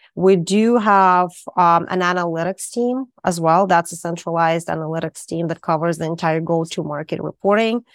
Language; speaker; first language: English; non-native, fluent; Russian